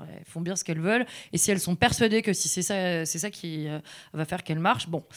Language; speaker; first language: French; native; French